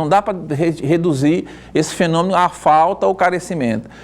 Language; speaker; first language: Portuguese; native; Portuguese